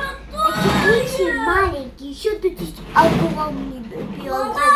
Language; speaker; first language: Russian; early bilingual, heritage; Russian